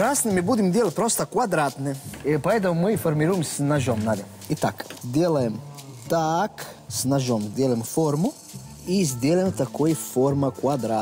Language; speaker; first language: Russian; non-native, fluent; Italian